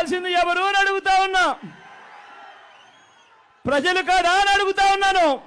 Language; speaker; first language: Telugu; native; Telugu